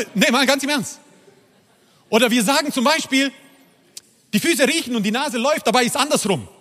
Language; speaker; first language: German; non-native, fluent; Croatian